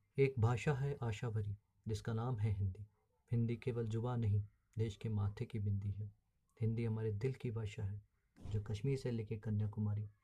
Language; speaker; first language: Hindi; native; Hindi